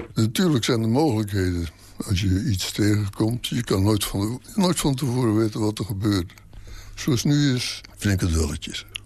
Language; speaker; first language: Dutch; native; Dutch